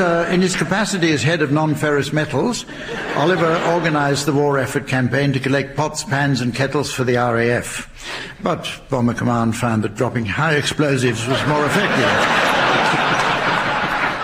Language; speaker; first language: English; native; English